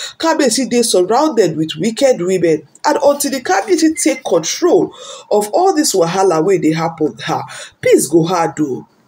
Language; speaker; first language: Nigerian Pidgin; non-native, local second language; Yoruba